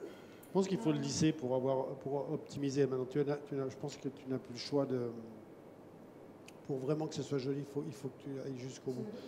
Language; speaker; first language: French; native; French